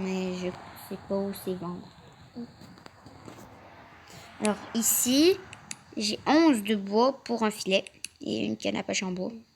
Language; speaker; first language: French; native; French